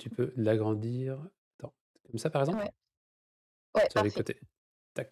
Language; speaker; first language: French; native; French